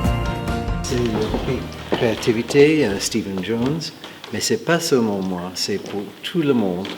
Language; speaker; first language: French; non-native, fluent; English